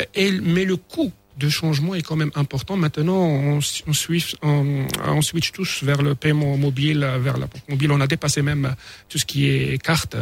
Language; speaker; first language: French; non-native, local second language; Arabic